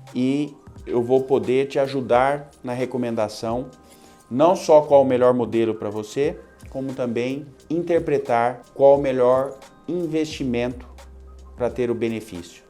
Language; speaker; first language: Portuguese; native; Portuguese